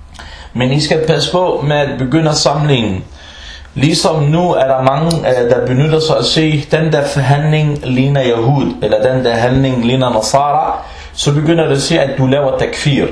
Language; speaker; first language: Danish; early bilingual, other home language; Arabic